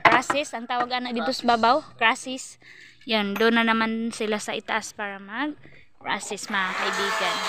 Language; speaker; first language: Filipino; non-native, local second language; Cebuano